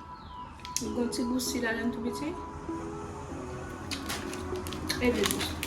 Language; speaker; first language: French; non-native, learner; Haitian Creole